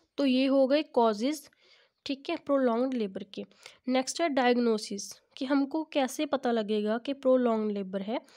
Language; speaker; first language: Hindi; non-native, local second language; Punjabi